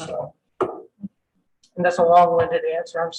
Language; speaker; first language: English; native; English